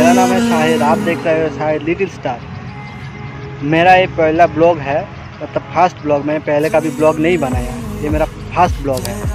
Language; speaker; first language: Hindi; non-native, local second language; Bangla